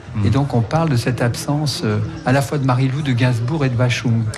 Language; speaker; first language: French; native; French